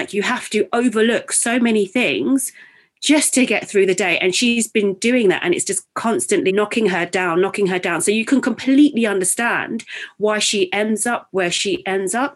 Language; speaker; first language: English; native; English